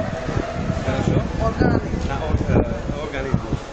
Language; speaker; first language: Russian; non-native, learner; Slovak